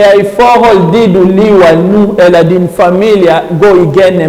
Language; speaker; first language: Danish; non-native, fluent; French